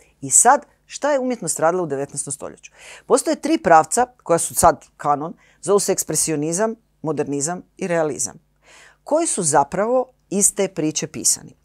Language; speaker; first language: Croatian; native; Croatian